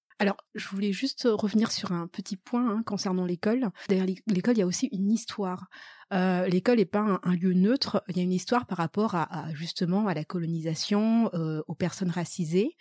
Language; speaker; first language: French; early bilingual, other home language; Malagasy